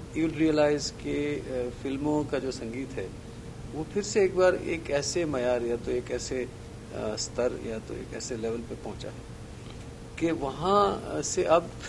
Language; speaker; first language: Hindi; non-native, local second language; Gujarati